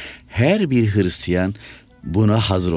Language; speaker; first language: Turkish; non-native, local second language; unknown